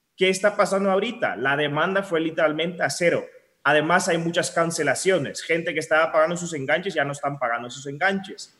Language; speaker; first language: Spanish; non-native, fluent; Dutch